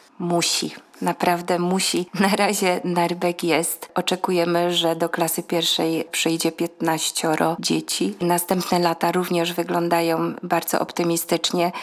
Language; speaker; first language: Polish; native; Polish